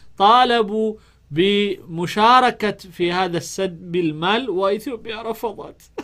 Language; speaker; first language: Arabic; non-native, fluent; Amharic